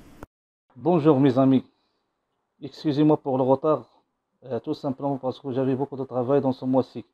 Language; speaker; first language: French; non-native, local second language; Arabic